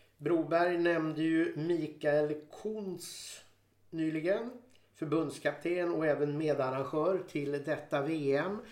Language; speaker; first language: Swedish; native; Swedish